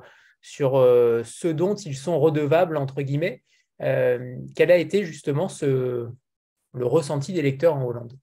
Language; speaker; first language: French; native; French